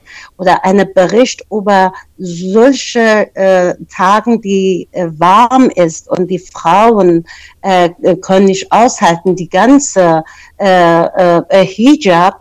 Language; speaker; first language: German; non-native, fluent; Persian